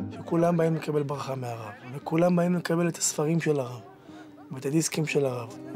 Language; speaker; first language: Hebrew; native; Hebrew